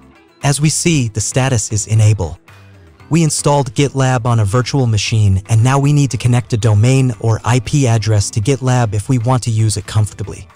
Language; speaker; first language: English; non-native, fluent; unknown